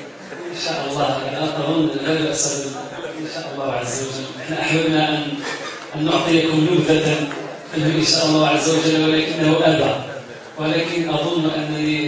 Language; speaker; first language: Arabic; native; Arabic